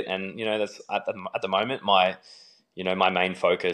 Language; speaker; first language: English; native; English